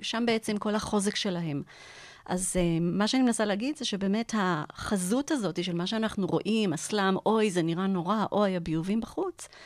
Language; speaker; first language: Hebrew; non-native, fluent; Arabic